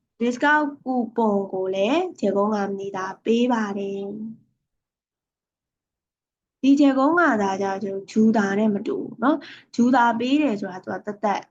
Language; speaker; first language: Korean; non-native, fluent; Burmese